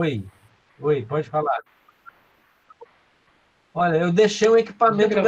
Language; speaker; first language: Portuguese; native; Portuguese